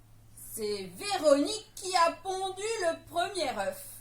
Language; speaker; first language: French; native; French